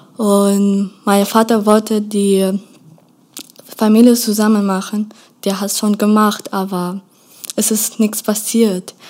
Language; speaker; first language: German; non-native, learner; Kurdish